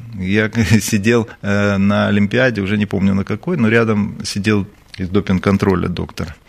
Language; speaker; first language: Russian; native; Russian